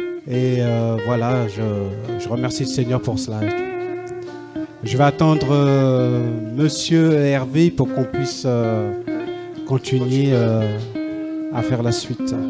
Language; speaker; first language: French; native; French